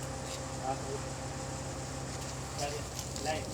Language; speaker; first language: German; non-native, learner; Latvian